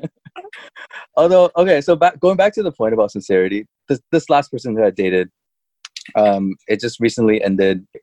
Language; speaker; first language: English; early bilingual, other home language; Chinese